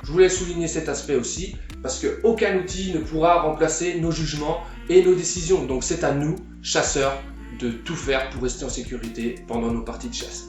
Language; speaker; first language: French; native; French